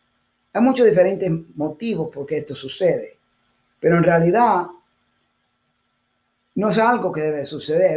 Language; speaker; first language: Spanish; early bilingual, heritage; Spanish